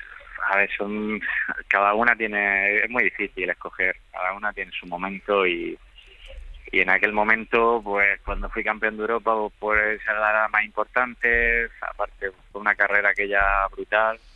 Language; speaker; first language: Spanish; native; Spanish